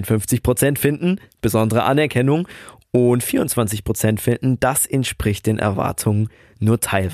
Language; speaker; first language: German; native; German